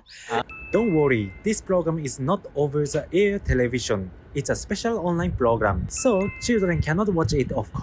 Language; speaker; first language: English; non-native, fluent; Japanese